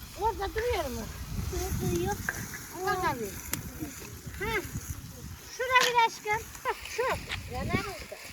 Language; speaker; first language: Turkish; native; Turkish